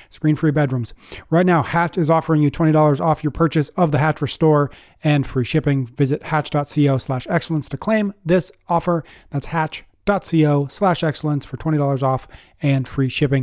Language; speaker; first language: English; native; English